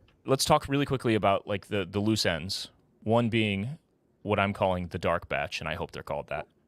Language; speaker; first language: English; native; English